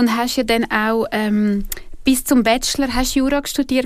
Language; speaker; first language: German; native; German